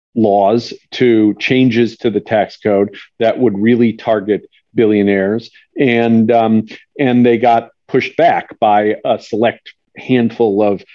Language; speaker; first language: English; native; English